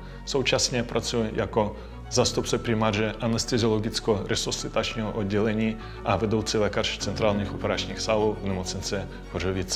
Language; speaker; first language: Czech; non-native, fluent; Russian